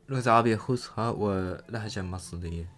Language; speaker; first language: Arabic; non-native, learner; Japanese